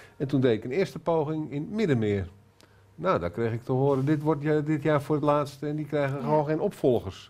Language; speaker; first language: Dutch; native; Dutch